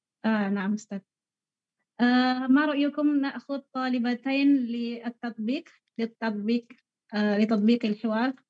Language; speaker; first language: Arabic; non-native, fluent; Indonesian